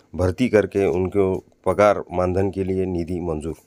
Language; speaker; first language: Hindi; non-native, local second language; Marathi